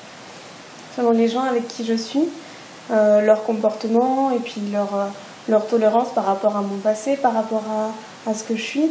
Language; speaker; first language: French; native; French